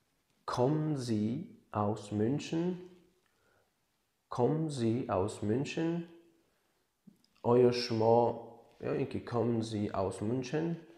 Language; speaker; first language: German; non-native, learner; Tajik